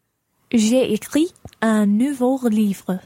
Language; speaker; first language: French; non-native, learner; English